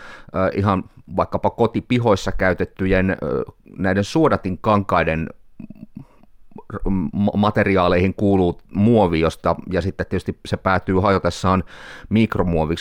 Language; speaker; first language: Finnish; native; Finnish